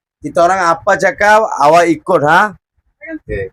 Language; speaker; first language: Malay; non-native, fluent; Bangla